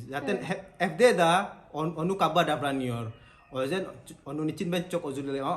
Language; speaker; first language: Turkish; non-native, learner; Indonesian